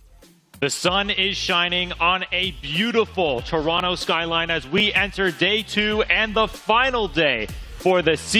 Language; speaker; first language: English; native; English